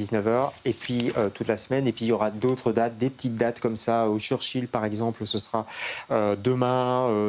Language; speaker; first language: French; native; French